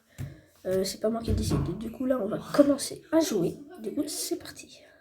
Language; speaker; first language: French; native; French